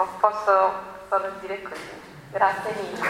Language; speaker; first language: Italian; non-native, learner; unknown